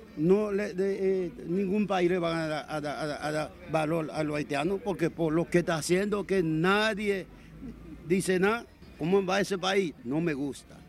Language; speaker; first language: Spanish; non-native, learner; Haitian Creole